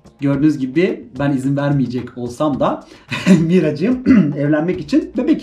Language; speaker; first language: Turkish; native; Turkish